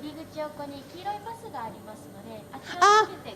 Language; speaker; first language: Japanese; native; Japanese